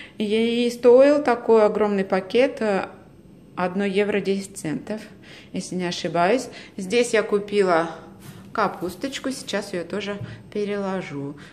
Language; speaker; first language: Russian; native; Russian